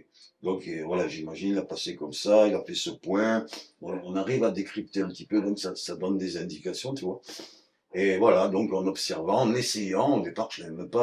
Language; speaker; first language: French; native; French